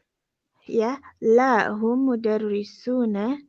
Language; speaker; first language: Arabic; non-native, learner; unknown